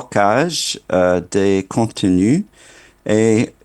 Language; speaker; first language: French; non-native, fluent; English